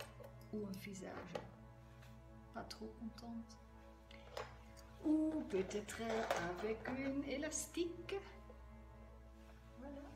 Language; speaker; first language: French; non-native, fluent; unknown